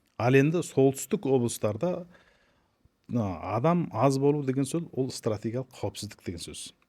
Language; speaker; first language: Kazakh; early bilingual, heritage; Kazakh